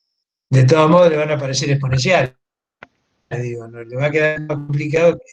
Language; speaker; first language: Spanish; native; Spanish